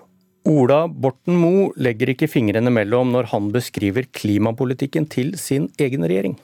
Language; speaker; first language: Norwegian; native; Norwegian